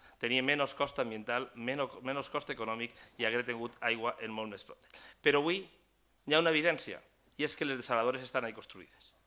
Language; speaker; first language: Catalan; native; Catalan